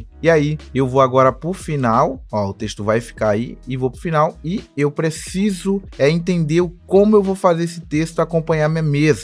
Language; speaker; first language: Portuguese; native; Portuguese